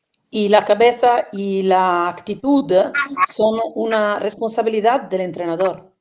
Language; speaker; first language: Spanish; non-native, learner; Italian